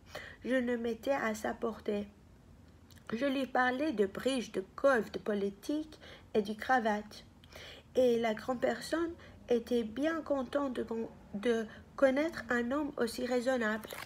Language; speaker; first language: French; non-native, fluent; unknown